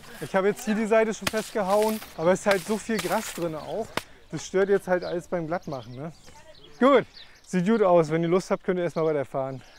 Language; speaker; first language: German; native; German